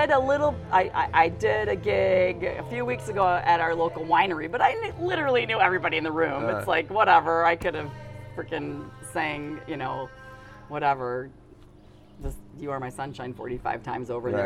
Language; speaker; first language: English; native; English